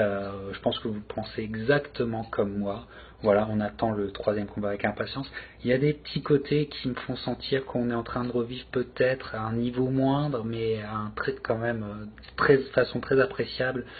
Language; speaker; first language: French; native; French